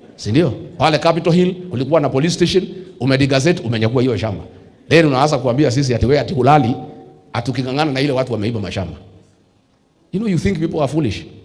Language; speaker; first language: Swahili; non-native, local second language; Kikuyu